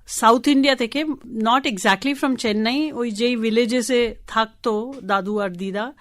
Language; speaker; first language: Bangla; non-native, local second language; Tamil